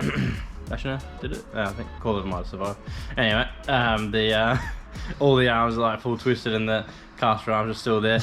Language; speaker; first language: English; native; English